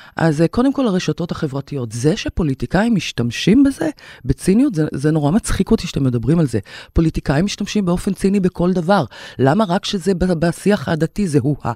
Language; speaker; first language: Hebrew; native; Hebrew